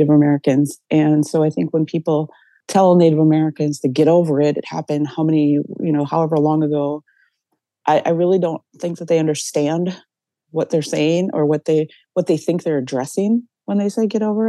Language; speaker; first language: English; native; English